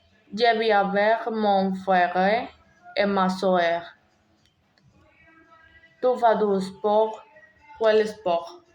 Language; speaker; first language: French; non-native, learner; Spanish